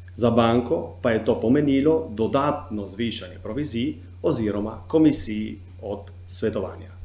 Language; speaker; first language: Slovenian; native; Slovenian